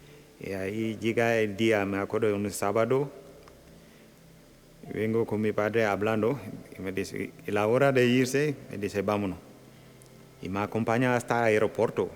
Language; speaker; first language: Spanish; non-native, local second language; Wolof